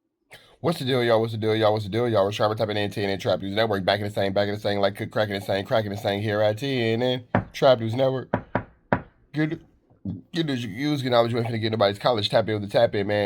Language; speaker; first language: English; native; English